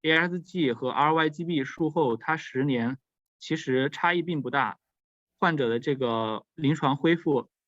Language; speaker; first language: Chinese; native; Chinese